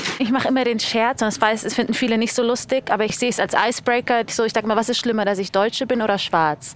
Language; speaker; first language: German; early bilingual, other home language; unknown